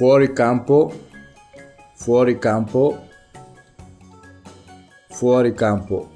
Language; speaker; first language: Italian; non-native, learner; Spanish